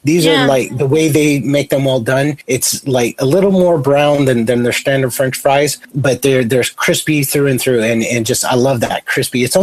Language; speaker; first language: English; native; English